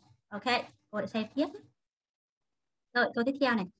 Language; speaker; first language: Vietnamese; native; Vietnamese